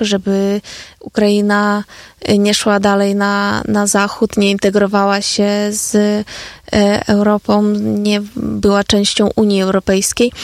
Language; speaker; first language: Polish; non-native, fluent; Ukrainian